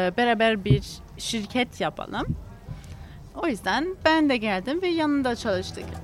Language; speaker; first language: Turkish; non-native, learner; English